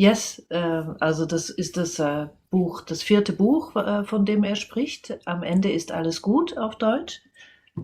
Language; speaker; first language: German; non-native, fluent; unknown